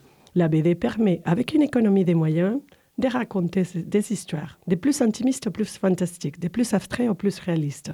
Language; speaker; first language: French; native; French